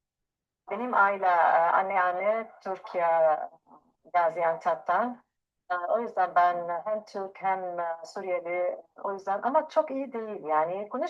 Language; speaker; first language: Turkish; early bilingual, heritage; Arabic